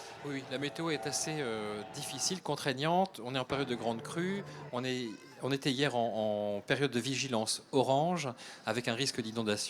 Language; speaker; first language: French; native; French